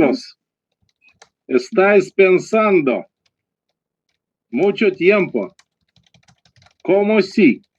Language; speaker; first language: Spanish; non-native, learner; Russian